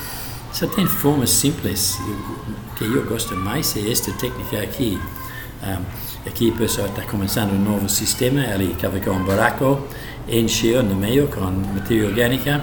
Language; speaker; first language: Portuguese; non-native, learner; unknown